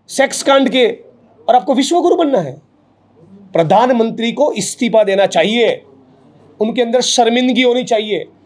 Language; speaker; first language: Hindi; non-native, local second language; Gujarati